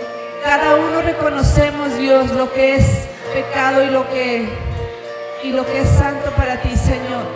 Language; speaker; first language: Spanish; native; Spanish